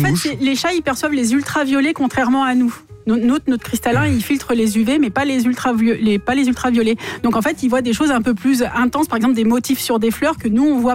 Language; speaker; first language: French; native; French